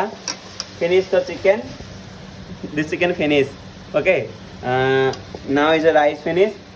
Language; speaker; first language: English; non-native, local second language; Odia